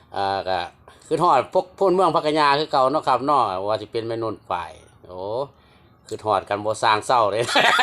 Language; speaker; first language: Thai; native; Thai